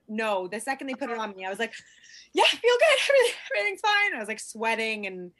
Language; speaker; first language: English; native; English